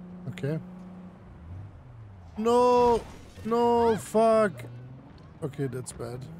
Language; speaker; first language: English; non-native, fluent; German